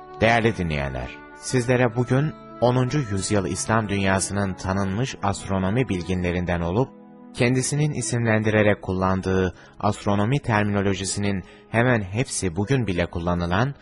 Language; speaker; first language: Turkish; native; Turkish